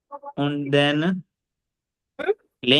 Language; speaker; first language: German; non-native, learner; Hindi